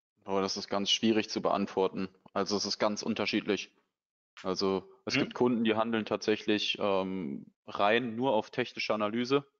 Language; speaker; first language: German; native; German